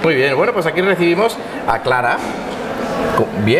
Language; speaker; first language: Spanish; native; Spanish